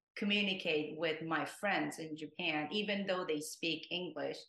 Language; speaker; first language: English; non-native, fluent; Japanese